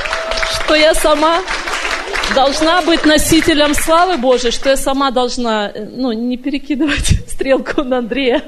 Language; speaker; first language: Russian; native; Russian